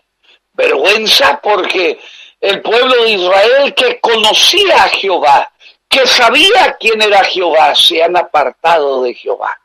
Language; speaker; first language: Spanish; native; Spanish